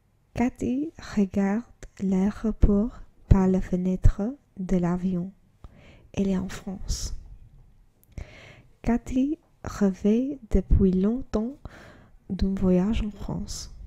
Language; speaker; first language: French; non-native, learner; English